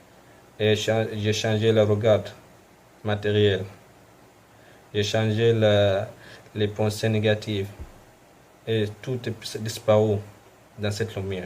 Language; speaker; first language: French; non-native, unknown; Arabic